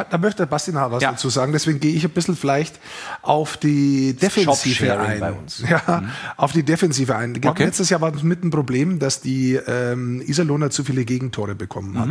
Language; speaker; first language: German; native; German